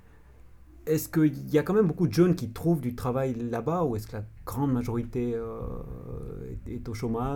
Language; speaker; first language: French; native; French